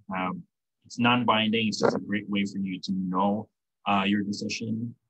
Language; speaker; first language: English; non-native, local second language; Filipino